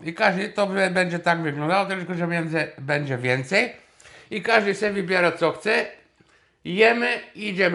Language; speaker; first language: Polish; non-native, fluent; Bulgarian